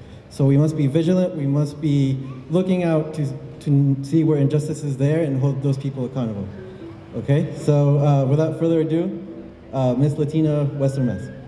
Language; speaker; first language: English; early bilingual, other home language; Spanish